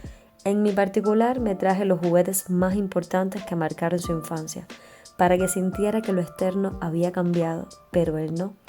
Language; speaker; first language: Spanish; native; Spanish